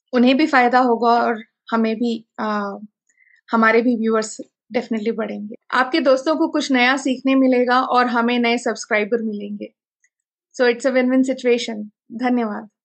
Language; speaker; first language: Hindi; non-native, local second language; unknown